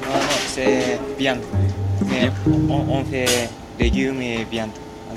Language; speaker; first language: French; non-native, learner; Japanese